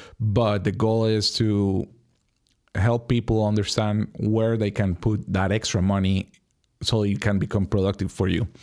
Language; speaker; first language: English; non-native, fluent; Spanish